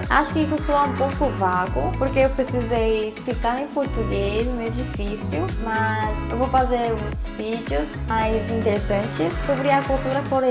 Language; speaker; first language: Portuguese; non-native, fluent; Korean